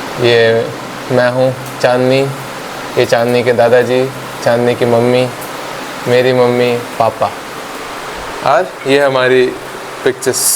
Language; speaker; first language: Hindi; native; Hindi